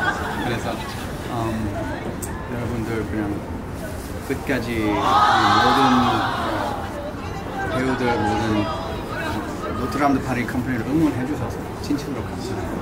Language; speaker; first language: Korean; early bilingual, heritage; Korean